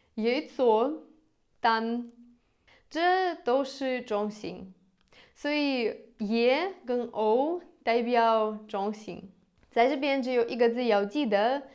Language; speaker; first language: Chinese; non-native, fluent; Russian